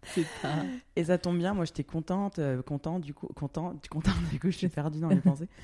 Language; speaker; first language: French; native; French